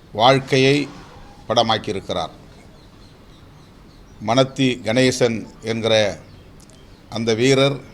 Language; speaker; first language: Tamil; native; Tamil